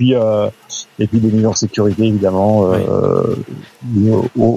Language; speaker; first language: French; native; French